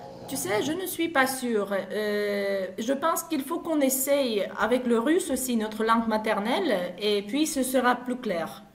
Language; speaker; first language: French; non-native, fluent; Russian